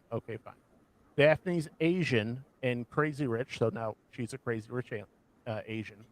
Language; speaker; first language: English; native; English